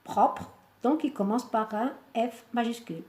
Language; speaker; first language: French; non-native, local second language; Arabic